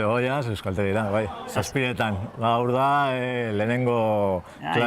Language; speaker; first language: Basque; non-native, local second language; Spanish